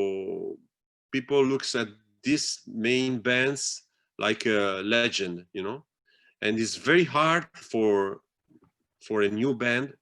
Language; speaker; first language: English; non-native, fluent; Italian